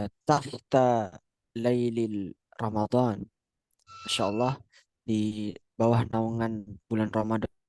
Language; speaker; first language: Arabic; non-native, fluent; Indonesian